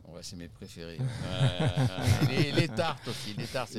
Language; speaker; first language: French; native; French